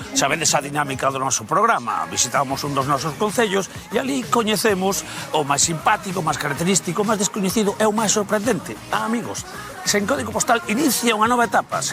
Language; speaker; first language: Galician; native; Galician